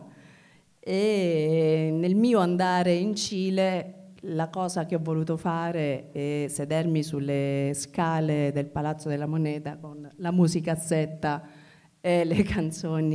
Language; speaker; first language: Italian; native; Italian